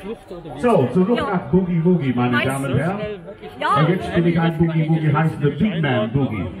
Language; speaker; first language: German; non-native, learner; English